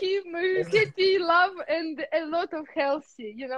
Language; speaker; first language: English; non-native, learner; Russian